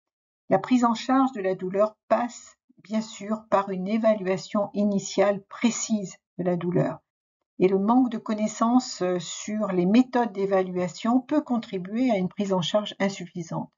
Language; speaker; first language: French; native; French